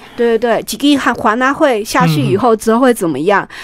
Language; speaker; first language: Chinese; native; Chinese